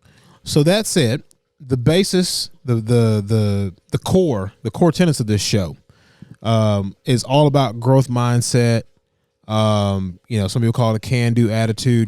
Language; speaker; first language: English; native; English